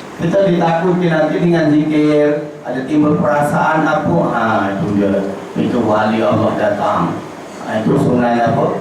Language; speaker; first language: Malay; non-native, local second language; Javanese